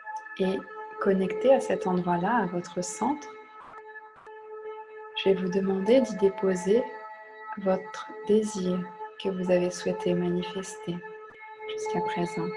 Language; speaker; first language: French; native; French